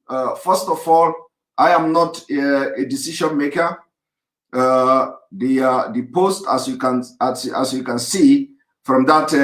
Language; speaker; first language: English; non-native, local second language; Igbo